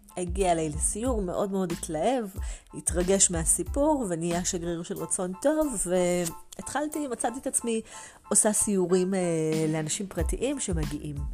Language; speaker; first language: Hebrew; native; Hebrew